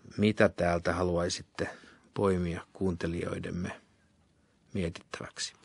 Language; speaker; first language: Finnish; native; Finnish